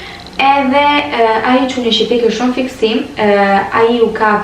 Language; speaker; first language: Albanian; early bilingual, heritage; Albanian